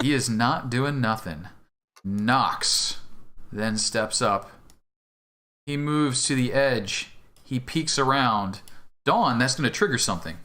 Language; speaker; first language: English; native; English